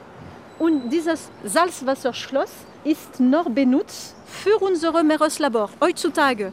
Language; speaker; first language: German; non-native, fluent; French